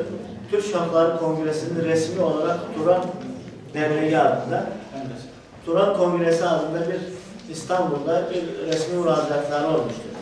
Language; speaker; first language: Turkish; native; Turkish